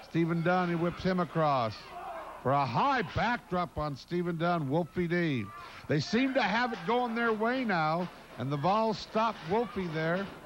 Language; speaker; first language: English; native; English